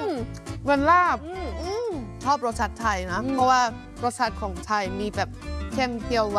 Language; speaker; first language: Thai; non-native, fluent; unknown